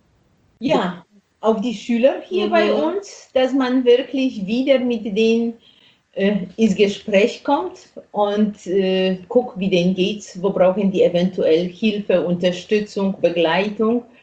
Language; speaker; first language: German; non-native, fluent; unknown